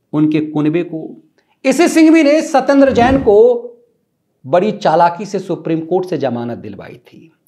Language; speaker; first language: Hindi; native; Hindi